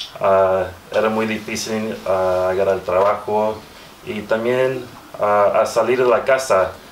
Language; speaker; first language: Spanish; early bilingual, heritage; Spanish